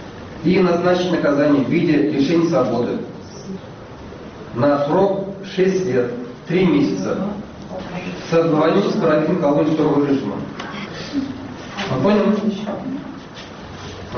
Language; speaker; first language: Russian; native; Russian